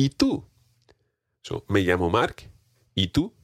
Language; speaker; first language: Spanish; non-native, fluent; English